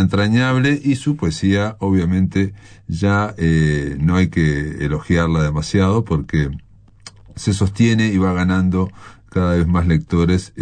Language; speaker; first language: Spanish; native; Spanish